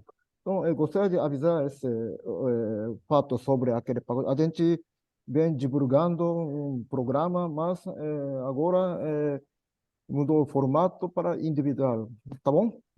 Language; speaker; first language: Portuguese; non-native, learner; Japanese